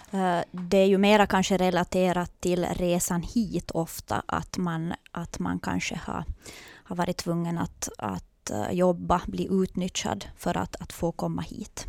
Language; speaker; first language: Swedish; native; Swedish